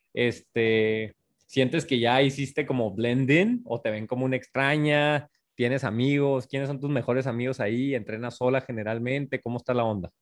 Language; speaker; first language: Spanish; native; Spanish